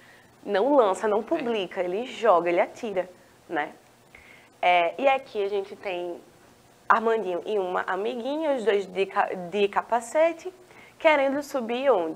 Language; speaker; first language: Portuguese; native; Portuguese